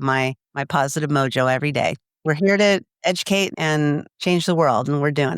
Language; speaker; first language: English; native; English